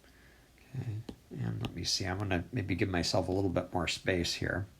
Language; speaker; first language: English; native; English